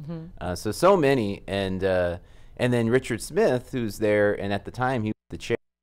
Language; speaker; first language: English; native; English